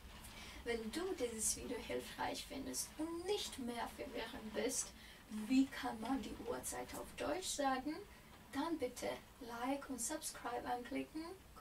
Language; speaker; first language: German; non-native, fluent; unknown